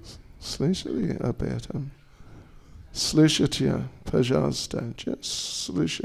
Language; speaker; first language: Russian; non-native, learner; English